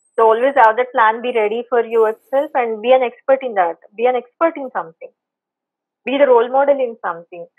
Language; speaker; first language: English; non-native, local second language; Telugu